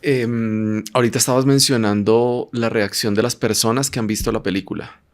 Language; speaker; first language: Spanish; native; Spanish